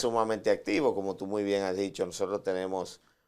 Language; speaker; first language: Spanish; native; Spanish